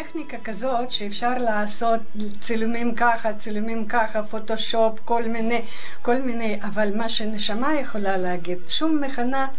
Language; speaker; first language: Hebrew; non-native, fluent; Russian